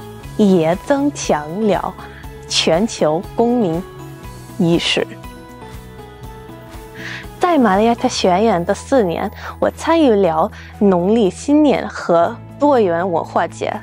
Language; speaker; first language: Chinese; non-native, fluent; English